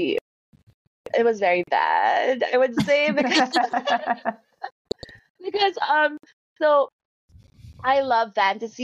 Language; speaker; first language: English; non-native, local second language; Hiligaynon